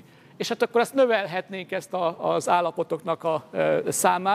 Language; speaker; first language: Hungarian; native; Hungarian